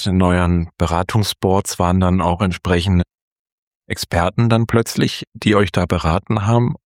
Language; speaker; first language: German; native; German